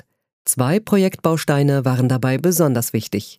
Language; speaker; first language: German; native; German